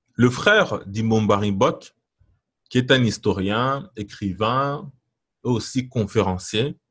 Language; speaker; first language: French; non-native, local second language; Lingala